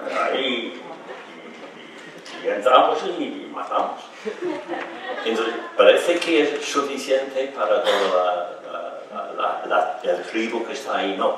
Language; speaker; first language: Spanish; non-native, fluent; English